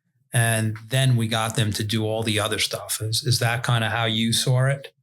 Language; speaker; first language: English; native; English